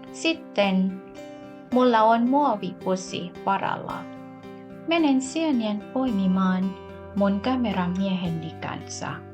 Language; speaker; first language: Finnish; non-native, learner; Thai